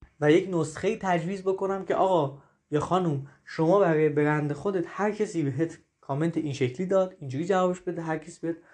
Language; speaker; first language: Persian; native; Persian